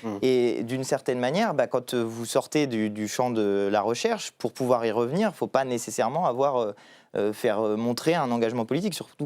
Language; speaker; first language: French; native; French